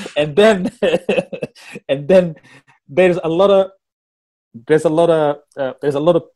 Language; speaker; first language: English; non-native, learner; Wolof